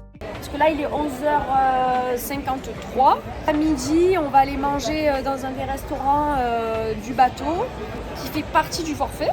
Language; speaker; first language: French; native; French